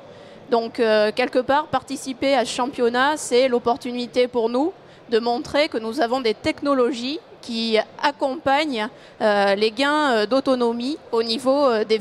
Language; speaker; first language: French; native; French